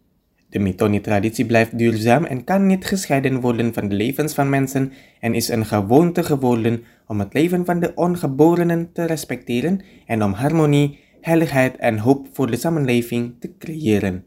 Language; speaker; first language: Dutch; non-native, fluent; Indonesian